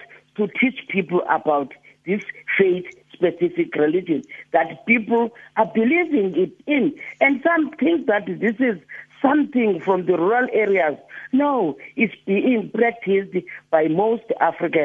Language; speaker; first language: English; non-native, local second language; Xhosa